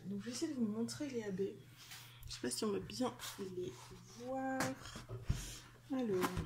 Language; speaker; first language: French; native; French